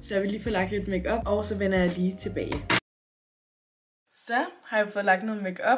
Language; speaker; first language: Danish; native; Danish